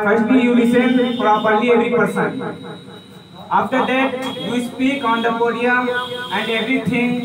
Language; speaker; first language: English; non-native, learner; Hindi